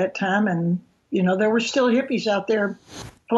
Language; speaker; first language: English; native; English